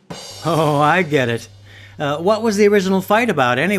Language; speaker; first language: English; native; English